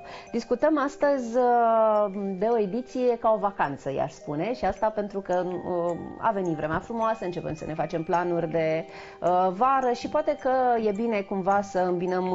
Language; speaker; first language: Romanian; native; Romanian